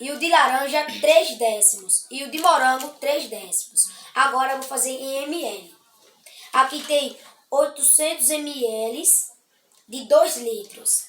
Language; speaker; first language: Portuguese; native; Portuguese